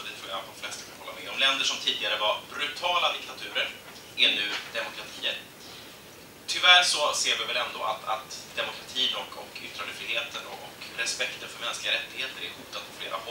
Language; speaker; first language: Swedish; native; Swedish